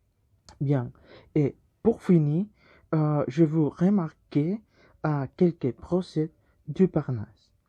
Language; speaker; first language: French; non-native, learner; Spanish